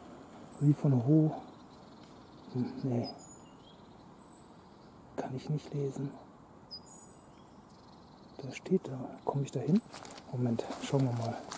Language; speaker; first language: German; native; German